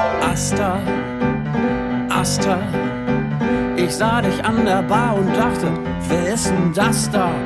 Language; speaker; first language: German; native; German